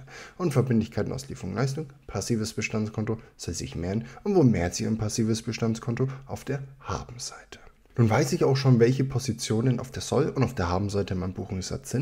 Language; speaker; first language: German; native; German